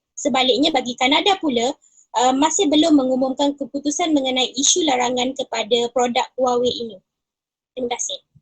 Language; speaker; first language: Malay; native; Malay